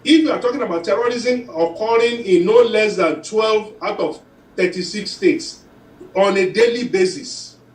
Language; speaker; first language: English; non-native, local second language; Yoruba